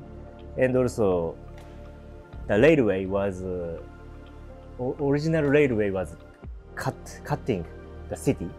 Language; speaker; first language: English; non-native, learner; Japanese